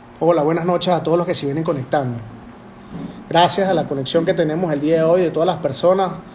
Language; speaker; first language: Spanish; native; Spanish